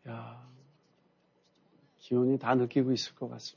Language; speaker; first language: Korean; native; Korean